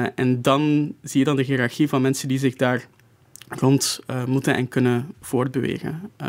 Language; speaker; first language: Dutch; early bilingual, other home language; Morisyen